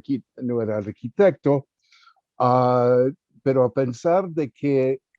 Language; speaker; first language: Spanish; early bilingual, heritage; Spanish